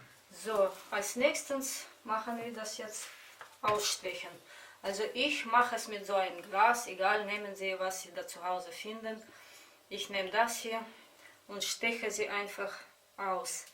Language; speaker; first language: German; non-native, fluent; Russian